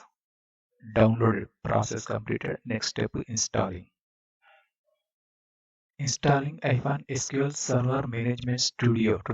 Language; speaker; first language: English; non-native, learner; Telugu